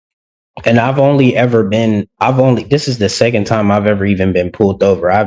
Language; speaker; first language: English; native; English